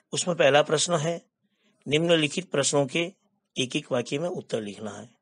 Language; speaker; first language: Hindi; non-native, local second language; Gujarati